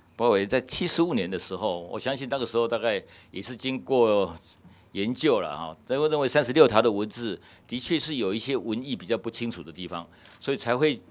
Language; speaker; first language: Chinese; native; Chinese